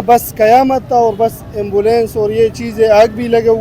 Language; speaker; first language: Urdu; non-native, local second language; Pashto